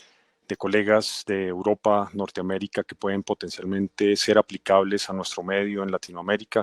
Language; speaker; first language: Spanish; native; Spanish